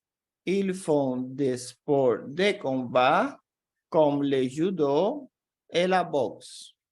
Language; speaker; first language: French; non-native, fluent; Portuguese